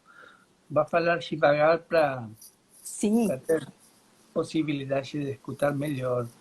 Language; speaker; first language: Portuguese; non-native, learner; Spanish